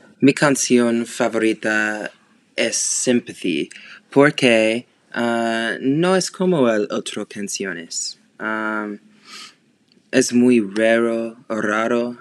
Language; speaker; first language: Spanish; non-native, learner; English